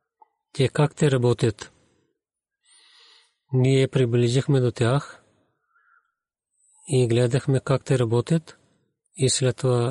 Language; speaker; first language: Bulgarian; non-native, learner; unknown